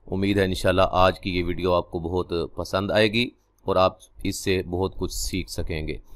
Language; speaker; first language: Urdu; native; Urdu